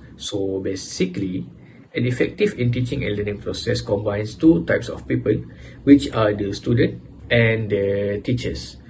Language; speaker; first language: English; non-native, local second language; Malay